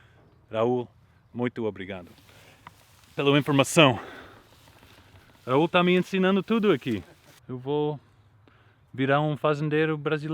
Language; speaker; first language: Portuguese; non-native, learner; English